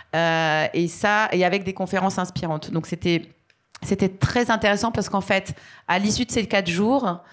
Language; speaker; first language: French; native; French